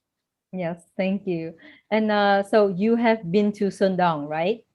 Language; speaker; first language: English; non-native, fluent; Vietnamese